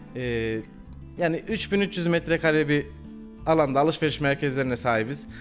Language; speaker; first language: Turkish; native; Turkish